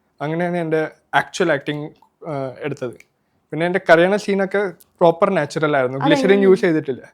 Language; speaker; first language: Malayalam; non-native, local second language; Gujarati